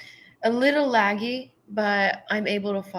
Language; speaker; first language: English; native; English